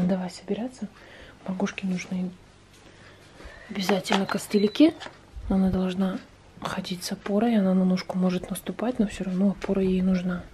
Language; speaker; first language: Russian; native; Russian